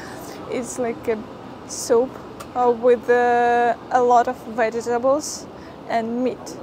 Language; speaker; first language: English; non-native, fluent; Ukrainian